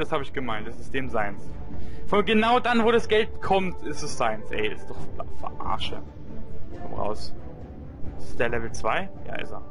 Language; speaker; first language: German; native; German